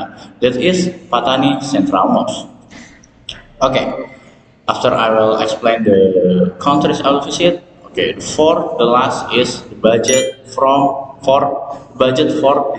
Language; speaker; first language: English; non-native, learner; Indonesian